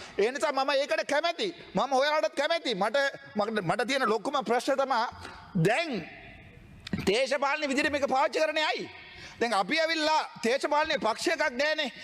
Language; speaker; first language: Sinhala; non-native, local second language; Tamil